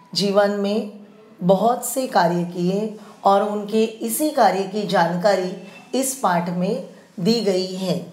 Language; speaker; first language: Hindi; non-native, local second language; Marathi